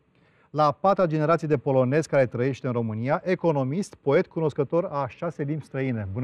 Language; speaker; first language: Romanian; native; Romanian